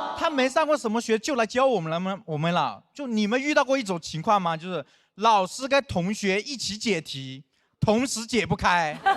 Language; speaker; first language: Chinese; non-native, local second language; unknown